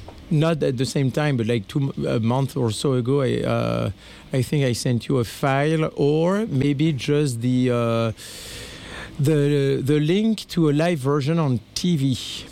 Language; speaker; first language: English; non-native, fluent; French